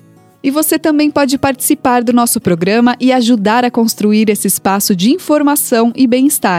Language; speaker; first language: Portuguese; native; Portuguese